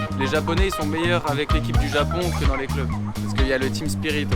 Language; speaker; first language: French; native; French